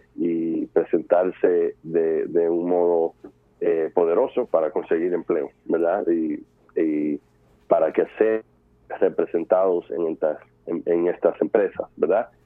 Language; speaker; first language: Spanish; early bilingual, heritage; Spanish